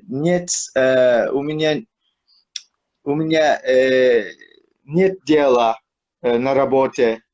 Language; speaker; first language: Russian; non-native, learner; Turkish